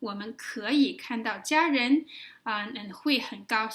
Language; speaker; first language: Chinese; non-native, fluent; English